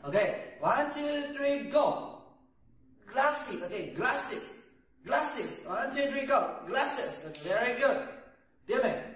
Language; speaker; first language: English; non-native, learner; Vietnamese